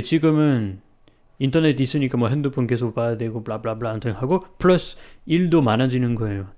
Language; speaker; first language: Korean; non-native, fluent; French